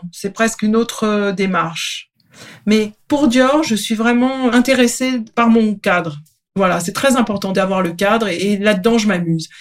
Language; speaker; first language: French; native; French